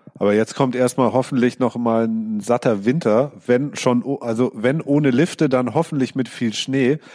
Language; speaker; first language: German; native; German